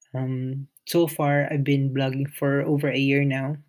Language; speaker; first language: English; non-native, local second language; Filipino